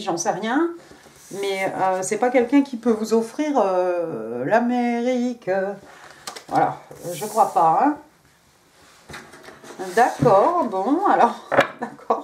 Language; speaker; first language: French; native; French